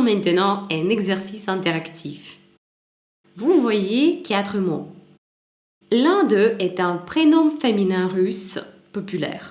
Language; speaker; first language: French; non-native, fluent; Russian